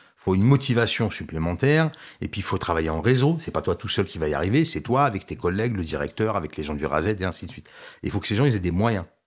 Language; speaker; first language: French; early bilingual, other home language; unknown